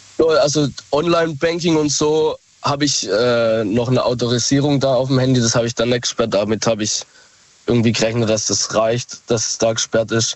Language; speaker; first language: German; native; German